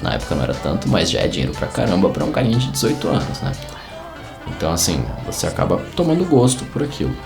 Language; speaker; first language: Portuguese; native; Portuguese